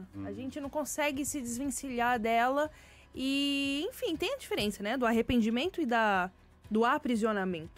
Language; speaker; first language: Portuguese; native; Portuguese